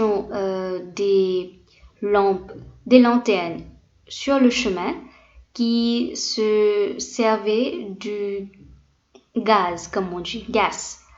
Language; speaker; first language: French; non-native, fluent; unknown